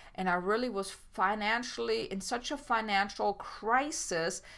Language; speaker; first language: English; non-native, fluent; German